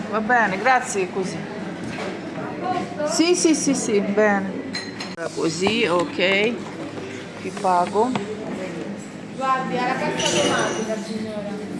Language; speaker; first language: Italian; non-native, learner; Ukrainian